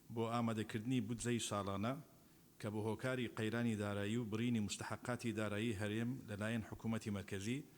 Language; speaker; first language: Central Kurdish; non-native, local second language; Turkish